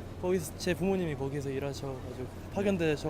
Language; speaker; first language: Korean; early bilingual, heritage; Korean